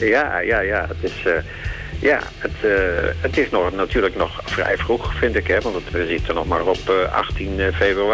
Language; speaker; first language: Dutch; native; Dutch